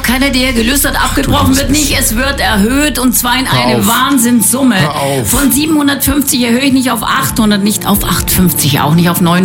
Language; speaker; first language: German; native; German